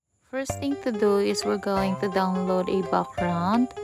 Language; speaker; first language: English; non-native, local second language; Filipino